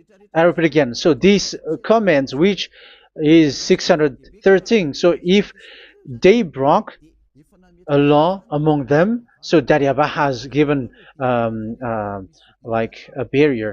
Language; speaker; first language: English; non-native, fluent; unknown